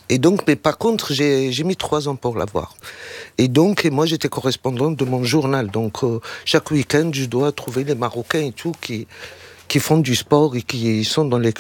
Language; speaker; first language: French; non-native, local second language; Arabic